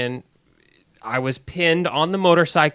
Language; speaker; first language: English; native; English